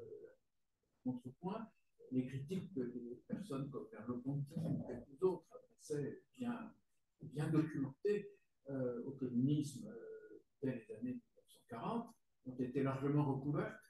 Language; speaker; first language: French; native; French